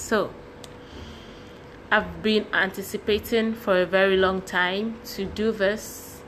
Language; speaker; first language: English; non-native, local second language; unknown